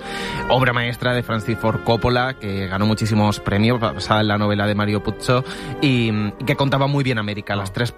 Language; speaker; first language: Spanish; native; Spanish